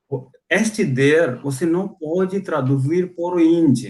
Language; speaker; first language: Portuguese; non-native, fluent; Hindi